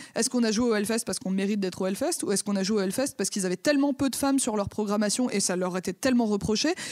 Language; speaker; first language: French; native; French